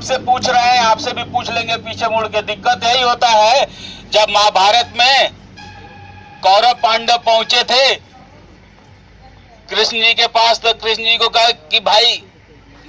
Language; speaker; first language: Hindi; non-native, local second language; Bhojpuri